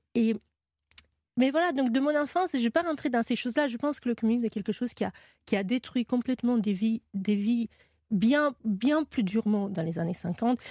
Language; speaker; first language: French; non-native, fluent; Romanian